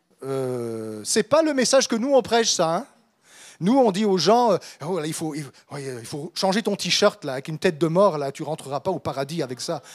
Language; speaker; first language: French; native; French